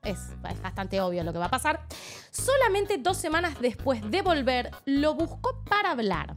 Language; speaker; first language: Spanish; native; Spanish